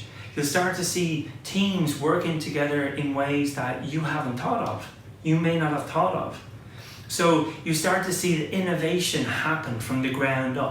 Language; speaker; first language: English; native; English